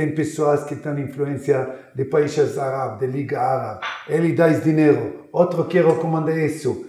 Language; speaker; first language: Portuguese; non-native, learner; Hebrew